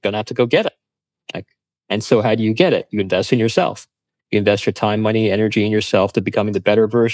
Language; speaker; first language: English; native; English